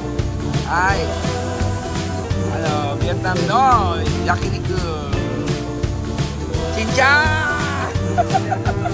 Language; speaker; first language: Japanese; non-native, learner; Filipino